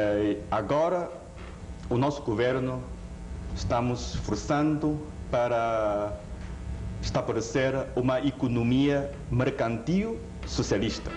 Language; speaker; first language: Portuguese; non-native, fluent; Chinese